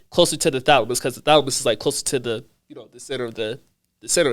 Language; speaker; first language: English; native; English